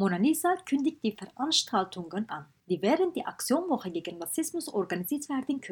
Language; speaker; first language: German; non-native, fluent; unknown